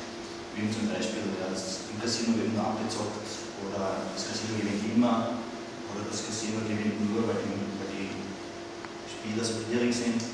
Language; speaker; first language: German; native; German